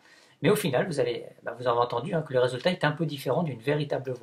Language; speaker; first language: French; native; French